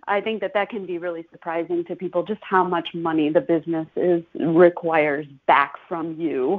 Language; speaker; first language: English; native; English